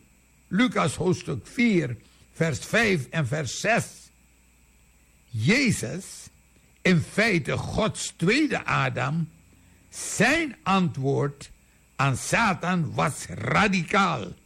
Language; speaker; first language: Dutch; native; Dutch